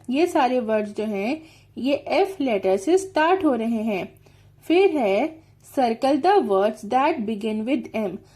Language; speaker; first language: Hindi; native; Hindi